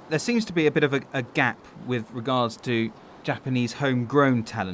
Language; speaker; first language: English; native; English